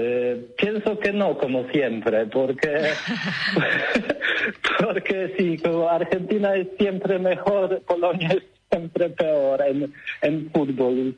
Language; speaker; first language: Spanish; non-native, learner; Polish